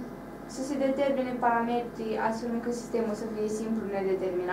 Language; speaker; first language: Romanian; native; Romanian